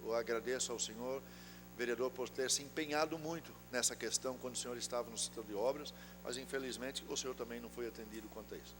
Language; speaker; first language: Portuguese; native; Portuguese